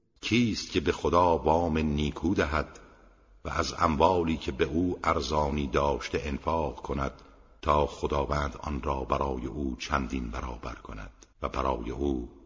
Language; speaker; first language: Persian; native; Persian